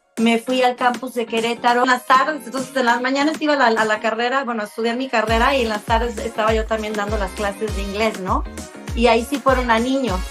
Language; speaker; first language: Spanish; early bilingual, other home language; English